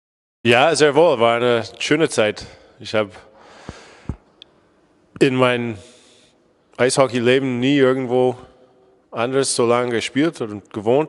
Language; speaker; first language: German; non-native, fluent; English